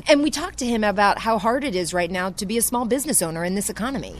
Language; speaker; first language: English; native; English